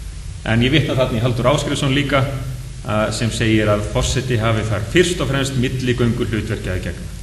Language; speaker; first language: Icelandic; native; Icelandic